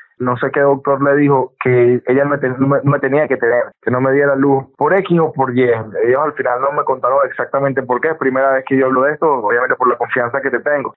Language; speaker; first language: Spanish; native; Spanish